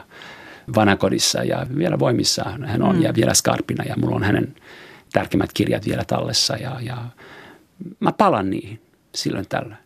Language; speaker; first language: Finnish; non-native, fluent; French